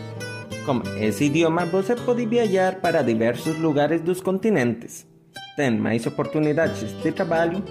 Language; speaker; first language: Portuguese; non-native, learner; Spanish